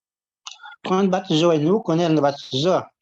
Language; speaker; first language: Portuguese; native; Portuguese